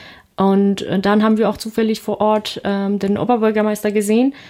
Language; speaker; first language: German; non-native, fluent; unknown